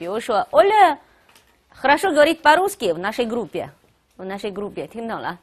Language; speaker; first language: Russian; non-native, fluent; Chinese